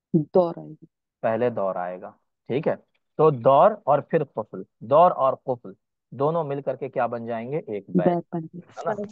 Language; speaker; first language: Hindi; native; Hindi